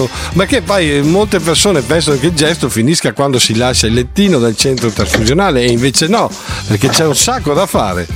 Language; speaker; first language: Italian; native; Italian